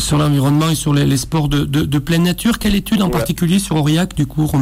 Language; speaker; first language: French; native; French